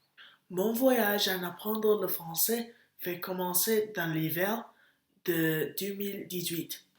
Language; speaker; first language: French; non-native, learner; English